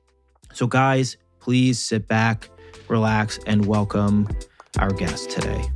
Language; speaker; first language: English; native; English